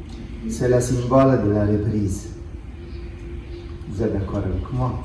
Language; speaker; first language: French; non-native, fluent; Italian